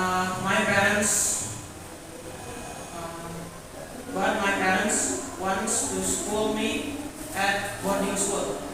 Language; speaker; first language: English; non-native, learner; Indonesian